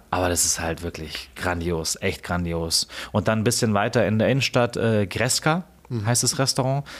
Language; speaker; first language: German; native; German